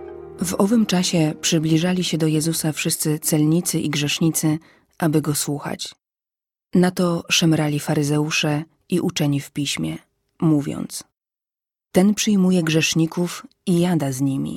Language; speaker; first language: Polish; native; Polish